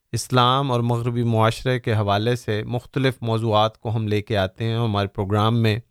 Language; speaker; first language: Urdu; native; Urdu